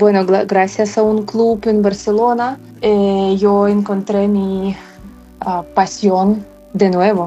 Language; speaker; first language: Spanish; non-native, fluent; Ukrainian